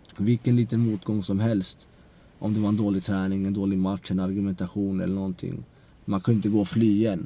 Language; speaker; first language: Swedish; early bilingual, other home language; Central Kurdish